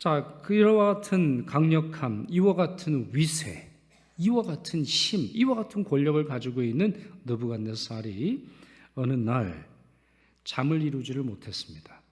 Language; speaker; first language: Korean; native; Korean